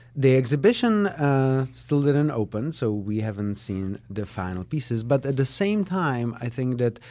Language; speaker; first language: English; non-native, fluent; Czech